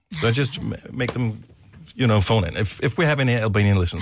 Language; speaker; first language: English; non-native, fluent; Danish